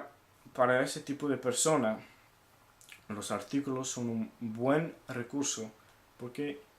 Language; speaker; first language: Spanish; non-native, fluent; English